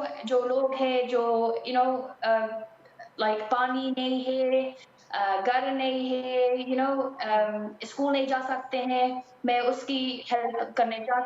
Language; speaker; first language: Hindi; early bilingual, heritage; Sindhi